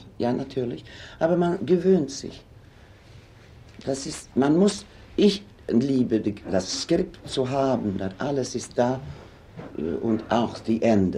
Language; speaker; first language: German; non-native, fluent; Swedish